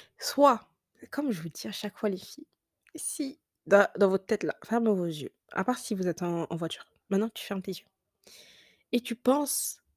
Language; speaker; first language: French; early bilingual, other home language; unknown